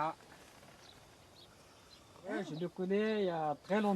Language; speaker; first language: French; non-native, learner; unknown